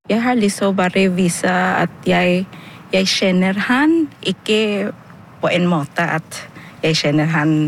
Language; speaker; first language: Norwegian; non-native, learner; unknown